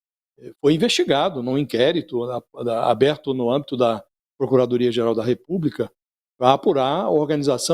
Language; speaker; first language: Portuguese; native; Portuguese